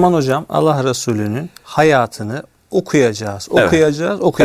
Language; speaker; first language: Turkish; native; Turkish